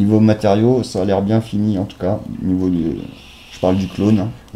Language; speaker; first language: French; native; French